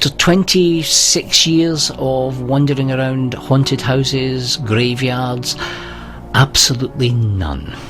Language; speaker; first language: English; native; English